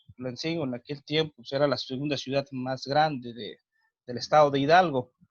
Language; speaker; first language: Spanish; non-native, local second language; Nahuatl languages